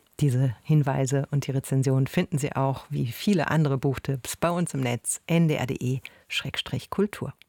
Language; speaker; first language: German; native; German